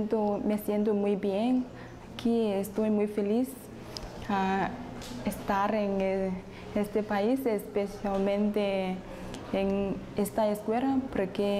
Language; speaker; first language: Spanish; non-native, learner; English